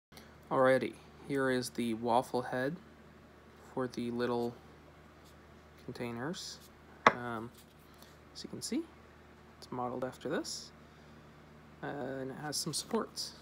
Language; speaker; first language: English; native; English